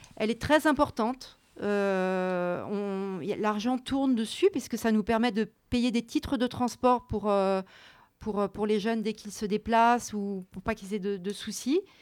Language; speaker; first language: French; native; French